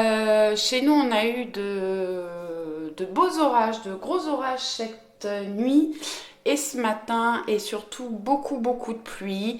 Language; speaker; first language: French; native; French